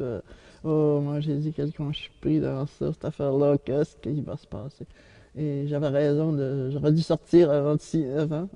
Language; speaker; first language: French; native; French